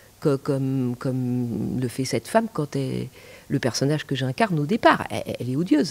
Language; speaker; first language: French; early bilingual, other home language; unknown